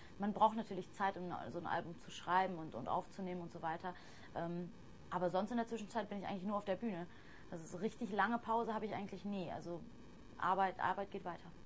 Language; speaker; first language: German; early bilingual, other home language; English